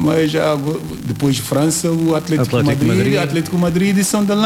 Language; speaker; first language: Portuguese; non-native, learner; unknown